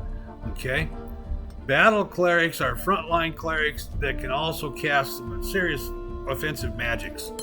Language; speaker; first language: English; native; English